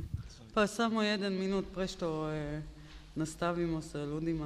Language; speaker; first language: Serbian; non-native, learner; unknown